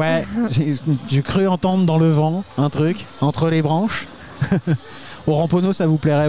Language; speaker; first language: French; native; French